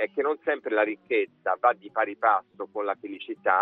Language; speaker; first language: Italian; native; Italian